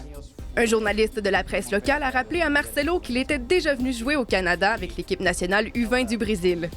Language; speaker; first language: French; native; French